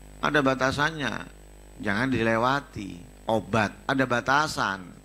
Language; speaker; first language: Indonesian; non-native, local second language; Javanese